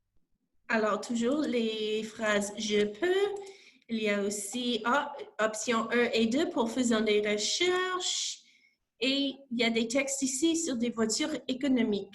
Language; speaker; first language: French; non-native, local second language; English